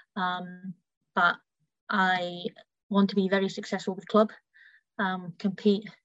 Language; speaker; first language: English; early bilingual, heritage; German